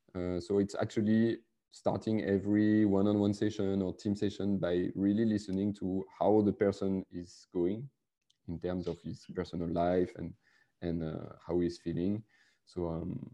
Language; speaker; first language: English; non-native, fluent; French